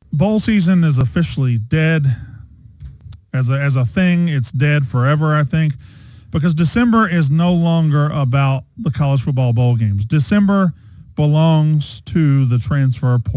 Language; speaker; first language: English; native; English